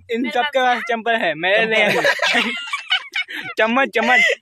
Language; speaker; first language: Hindi; non-native, local second language; Gujarati